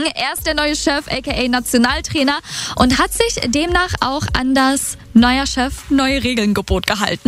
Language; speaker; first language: German; native; German